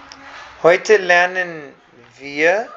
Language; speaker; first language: German; non-native, fluent; Hindi